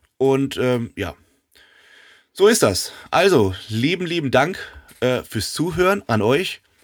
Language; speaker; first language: German; native; German